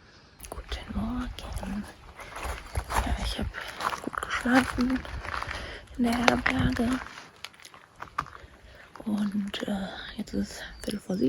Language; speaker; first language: German; native; German